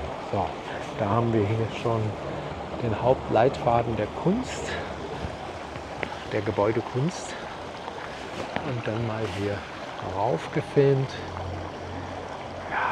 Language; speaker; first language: German; native; German